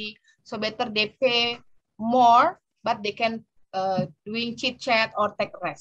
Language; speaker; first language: English; non-native, learner; Indonesian